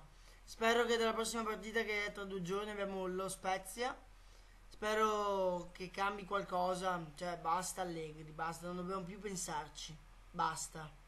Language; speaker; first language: Italian; native; Italian